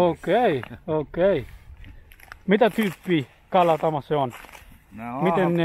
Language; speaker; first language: Finnish; non-native, learner; Spanish